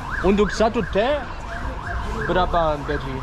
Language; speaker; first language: Indonesian; non-native, learner; German